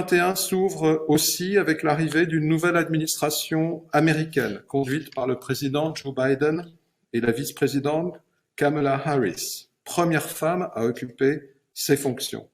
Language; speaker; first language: French; native; French